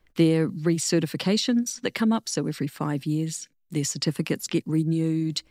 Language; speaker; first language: English; native; English